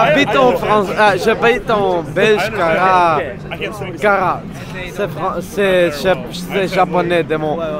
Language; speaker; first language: French; non-native, learner; Japanese